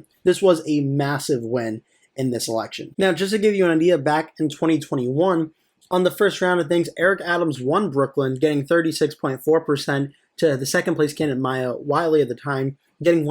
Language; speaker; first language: English; native; English